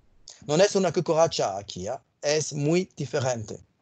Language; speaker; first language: Spanish; non-native, learner; French